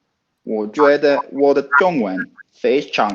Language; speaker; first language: Chinese; non-native, learner; Swedish